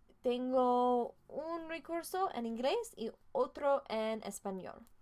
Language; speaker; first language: Spanish; non-native, fluent; English